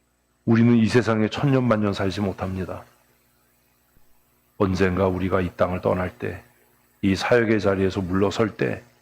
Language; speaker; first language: Korean; native; Korean